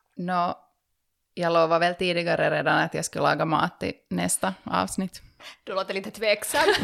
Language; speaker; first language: Swedish; native; Swedish